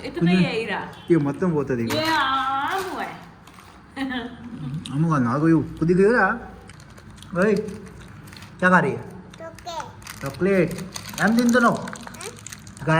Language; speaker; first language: Telugu; non-native, learner; Hindi